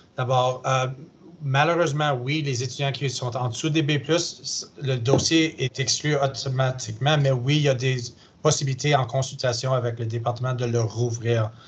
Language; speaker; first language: French; native; French